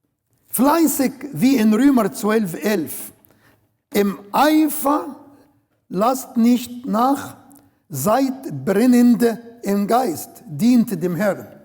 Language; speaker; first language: German; non-native, learner; Arabic